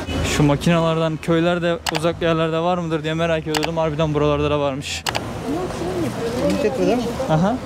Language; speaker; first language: Turkish; native; Turkish